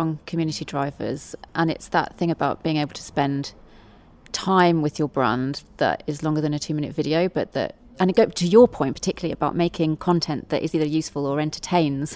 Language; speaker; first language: English; native; English